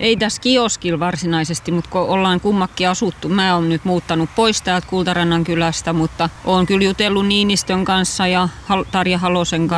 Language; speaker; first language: Finnish; native; Finnish